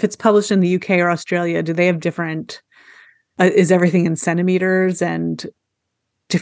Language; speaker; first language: English; native; English